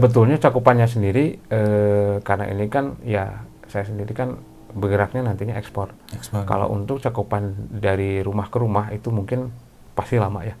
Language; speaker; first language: Indonesian; non-native, local second language; Sundanese